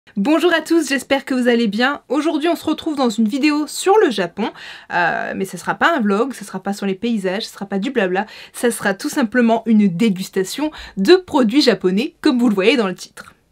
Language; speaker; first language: French; native; French